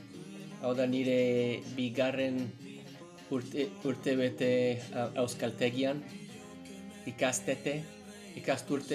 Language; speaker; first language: Basque; non-native, learner; English